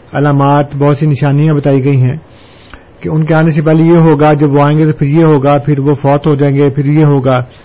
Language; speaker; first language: Urdu; native; Urdu